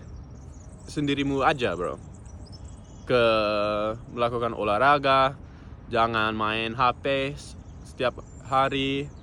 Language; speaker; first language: Indonesian; non-native, fluent; English